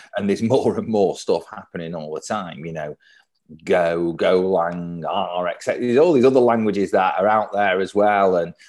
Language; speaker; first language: English; native; English